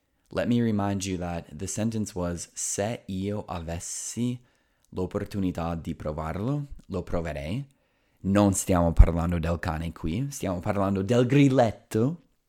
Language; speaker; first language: Italian; non-native, fluent; English